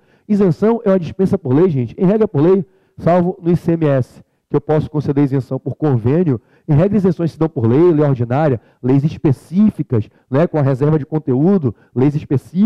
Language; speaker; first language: Portuguese; native; Portuguese